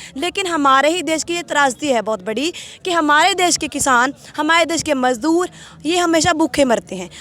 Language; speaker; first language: Hindi; non-native, local second language; Punjabi